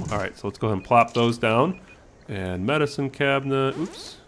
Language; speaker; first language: English; native; English